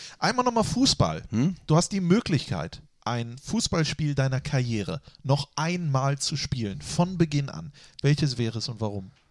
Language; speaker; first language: German; native; German